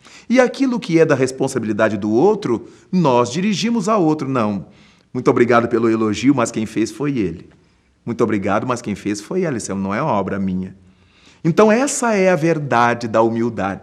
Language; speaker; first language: Portuguese; native; Portuguese